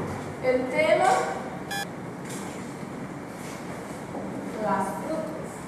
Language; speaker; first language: Spanish; non-native, learner; Portuguese